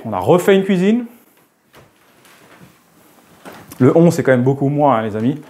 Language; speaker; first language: French; native; French